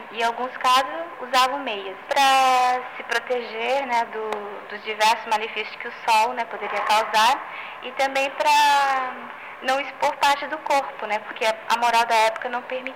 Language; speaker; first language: Portuguese; native; Portuguese